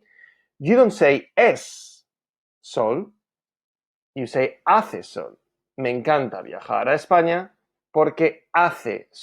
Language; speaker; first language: Spanish; non-native, fluent; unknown